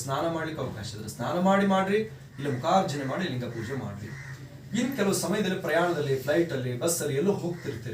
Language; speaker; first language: Kannada; native; Kannada